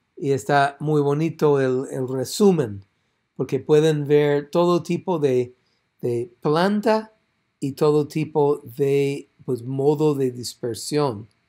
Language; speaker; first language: Spanish; non-native, fluent; English